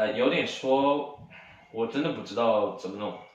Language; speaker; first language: Chinese; early bilingual, heritage; Chinese